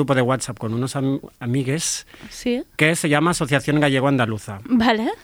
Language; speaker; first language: Spanish; native; Spanish